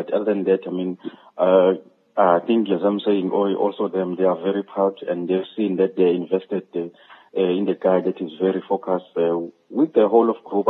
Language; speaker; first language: English; non-native, local second language; Zulu